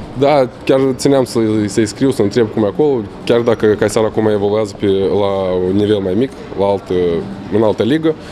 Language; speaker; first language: Romanian; native; Romanian